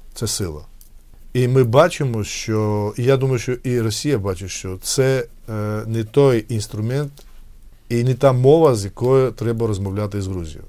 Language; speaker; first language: Ukrainian; non-native, fluent; Georgian